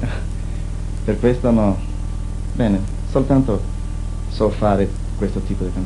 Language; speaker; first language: Italian; non-native, learner; Portuguese